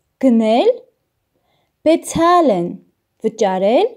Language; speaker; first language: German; non-native, fluent; Armenian